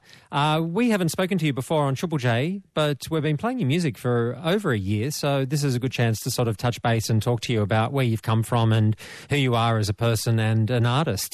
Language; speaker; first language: English; native; English